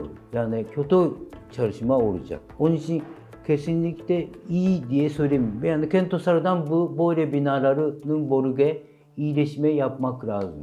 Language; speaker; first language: Turkish; non-native, fluent; Japanese